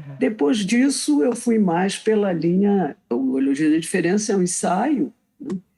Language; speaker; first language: Portuguese; native; Portuguese